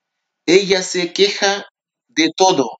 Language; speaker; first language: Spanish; non-native, learner; Haitian Creole